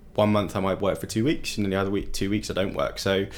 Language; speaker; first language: English; native; English